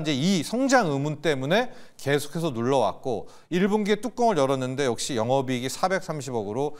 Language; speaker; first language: Korean; native; Korean